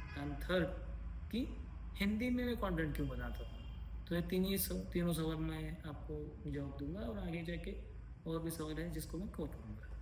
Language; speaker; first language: Hindi; non-native, local second language; Marathi